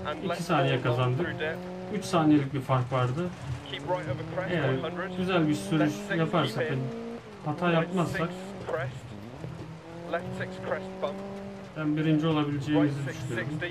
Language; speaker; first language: Turkish; native; Turkish